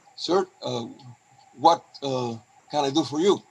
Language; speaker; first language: English; non-native, fluent; Spanish